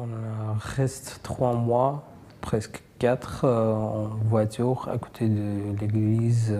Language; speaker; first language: French; non-native, learner; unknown